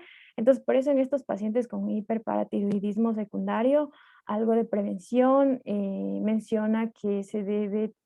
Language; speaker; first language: Spanish; native; Spanish